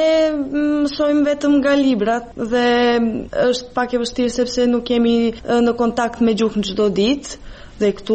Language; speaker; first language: Albanian; non-native, fluent; Serbian